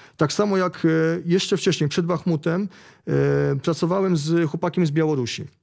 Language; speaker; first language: Polish; native; Polish